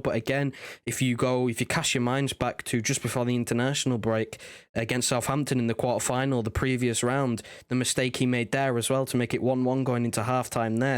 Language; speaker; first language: English; native; English